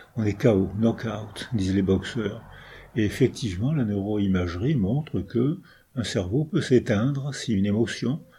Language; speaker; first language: French; native; French